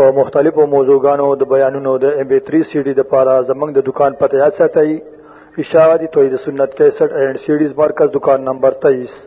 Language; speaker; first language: Urdu; non-native, local second language; Punjabi